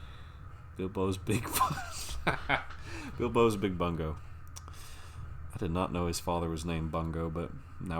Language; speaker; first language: English; native; English